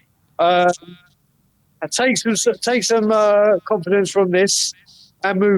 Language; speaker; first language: English; native; English